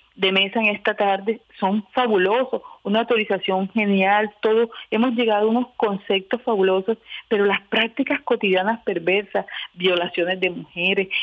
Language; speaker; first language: Spanish; native; Spanish